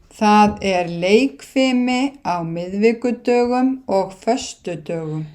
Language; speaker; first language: Icelandic; non-native, fluent; Thai